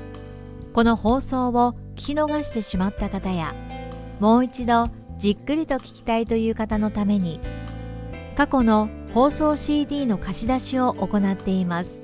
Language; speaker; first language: Japanese; native; Japanese